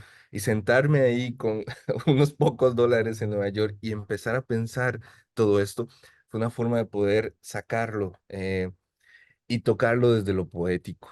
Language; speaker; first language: Spanish; native; Spanish